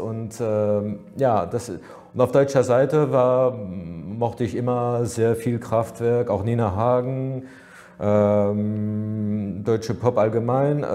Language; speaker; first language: German; non-native, fluent; French